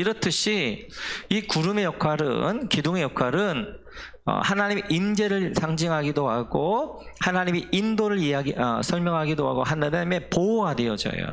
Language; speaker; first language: Korean; native; Korean